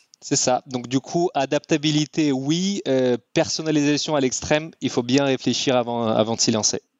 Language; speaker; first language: French; non-native, fluent; Russian